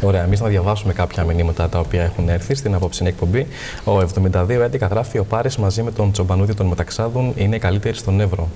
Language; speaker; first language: Greek; native; Greek